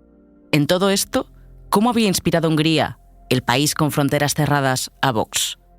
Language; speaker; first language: Spanish; native; Spanish